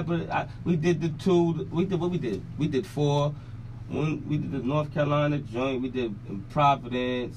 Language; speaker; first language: English; native; English